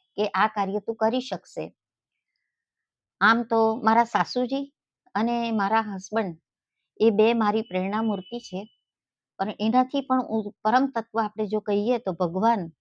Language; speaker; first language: Gujarati; native; Gujarati